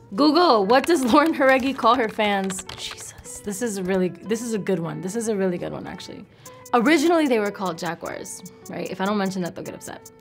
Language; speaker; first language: English; early bilingual, other home language; Spanish